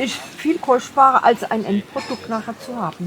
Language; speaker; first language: German; native; German